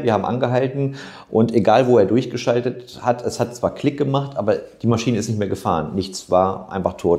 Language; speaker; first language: German; native; German